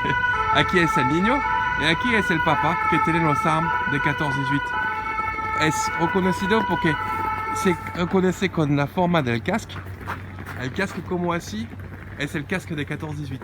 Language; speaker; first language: Spanish; non-native, learner; French